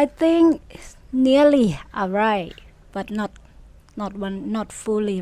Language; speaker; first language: English; non-native, fluent; Thai